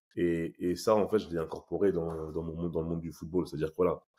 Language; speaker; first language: French; native; French